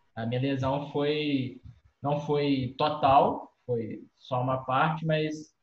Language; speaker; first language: Portuguese; native; Portuguese